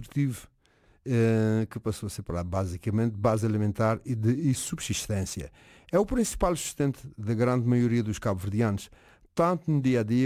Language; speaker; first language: Portuguese; non-native, local second language; Kabuverdianu